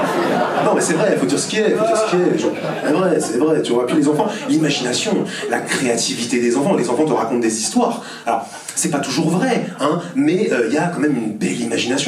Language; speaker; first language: French; native; French